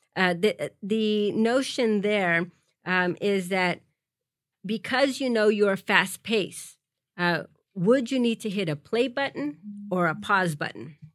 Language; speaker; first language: English; early bilingual, other home language; Spanish